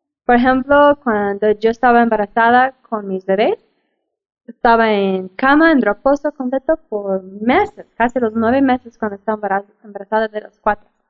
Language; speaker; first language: Spanish; non-native, fluent; English